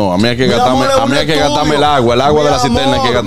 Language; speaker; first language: Spanish; native; Spanish